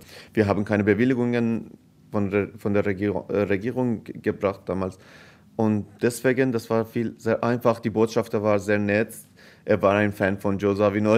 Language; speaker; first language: German; non-native, fluent; Persian